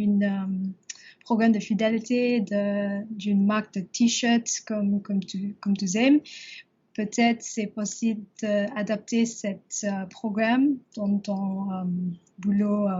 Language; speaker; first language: French; non-native, learner; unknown